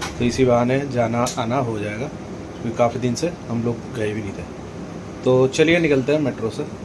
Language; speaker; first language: Hindi; native; Hindi